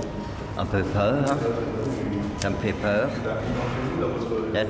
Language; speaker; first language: French; non-native, local second language; Swiss German